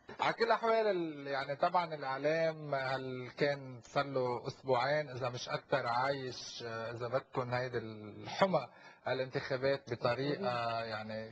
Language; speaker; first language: Arabic; native; Arabic